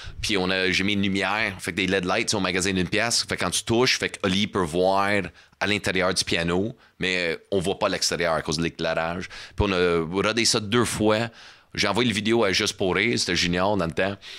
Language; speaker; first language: French; non-native, fluent; English